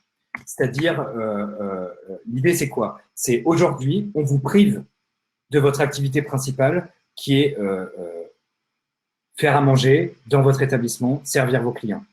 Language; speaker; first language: French; native; French